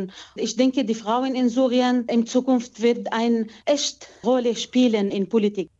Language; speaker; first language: German; non-native, learner; Arabic